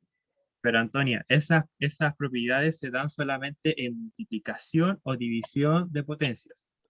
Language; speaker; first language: Spanish; native; Spanish